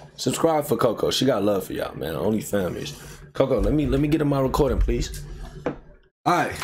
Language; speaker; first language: English; native; English